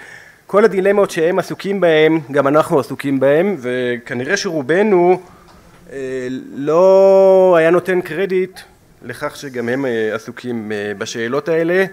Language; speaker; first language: Hebrew; native; Hebrew